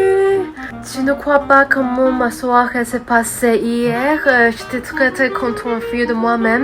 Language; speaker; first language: French; non-native, learner; Cantonese